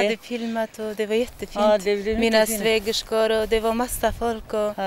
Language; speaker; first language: Swedish; non-native, learner; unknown